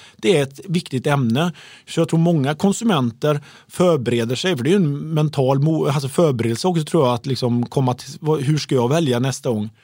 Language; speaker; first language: Swedish; native; Swedish